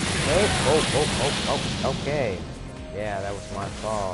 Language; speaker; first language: English; early bilingual, other home language; Spanish